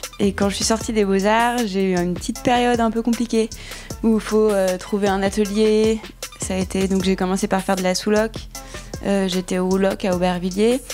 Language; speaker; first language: French; native; French